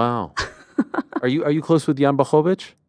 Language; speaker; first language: English; native; English